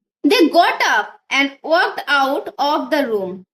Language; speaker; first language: English; non-native, local second language; Bangla